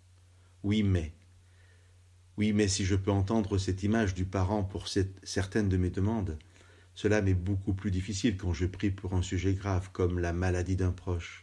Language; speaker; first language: French; native; French